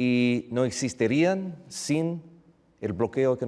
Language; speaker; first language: Spanish; non-native, fluent; English